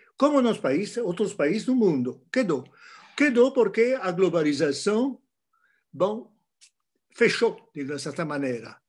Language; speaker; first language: Portuguese; non-native, fluent; French